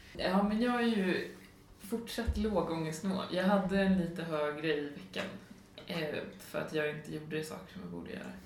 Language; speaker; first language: Swedish; native; Swedish